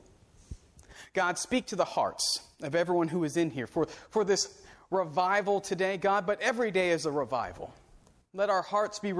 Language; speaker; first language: English; native; English